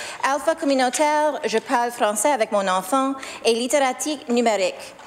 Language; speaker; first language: French; early bilingual, heritage; French